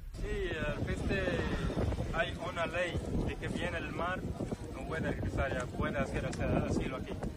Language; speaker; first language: Spanish; non-native, learner; Arabic